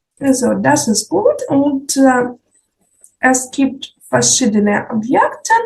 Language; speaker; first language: German; non-native, fluent; Ukrainian